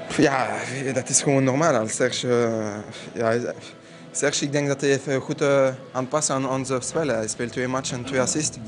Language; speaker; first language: Dutch; non-native, local second language; French